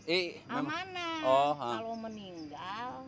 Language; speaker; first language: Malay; non-native, local second language; Sundanese